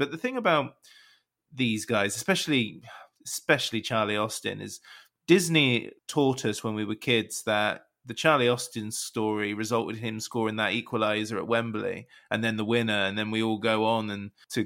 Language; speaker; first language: English; native; English